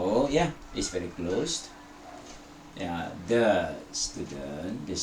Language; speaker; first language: English; non-native, fluent; Indonesian